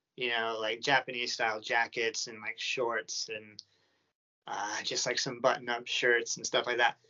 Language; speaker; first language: English; native; English